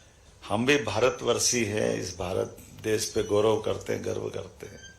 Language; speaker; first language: Hindi; native; Hindi